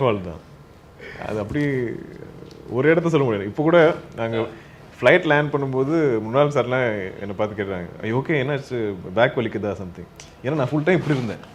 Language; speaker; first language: Tamil; non-native, local second language; Malayalam